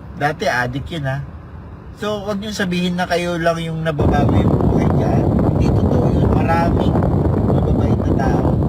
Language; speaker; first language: Filipino; native; Filipino